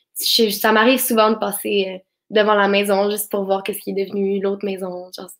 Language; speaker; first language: French; native; French